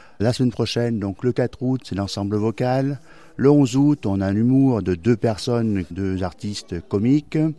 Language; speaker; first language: French; native; French